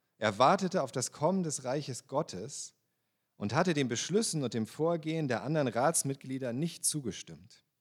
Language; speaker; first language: German; native; German